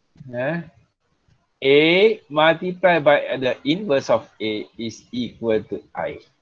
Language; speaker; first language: English; non-native, local second language; Malay